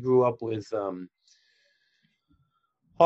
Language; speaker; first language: English; native; English